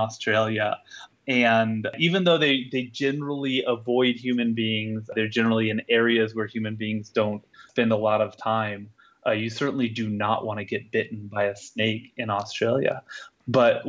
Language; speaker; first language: English; native; English